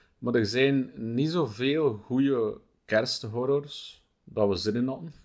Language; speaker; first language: Dutch; native; Dutch